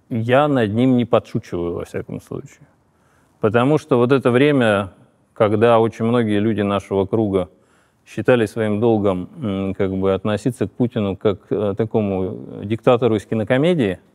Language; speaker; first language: Russian; native; Russian